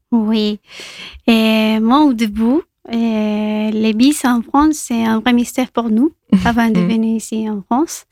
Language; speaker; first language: French; non-native, fluent; Spanish